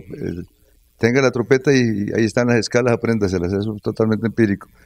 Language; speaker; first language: Spanish; native; Spanish